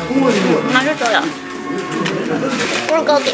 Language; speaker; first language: Korean; non-native, learner; Chinese